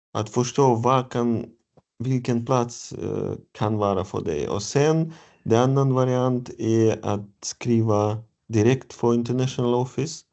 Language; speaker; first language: Swedish; non-native, fluent; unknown